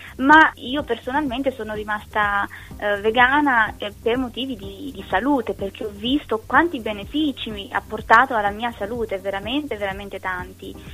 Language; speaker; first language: Italian; non-native, fluent; Romanian